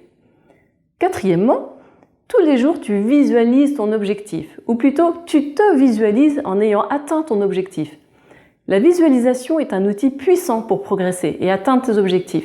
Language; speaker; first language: French; native; French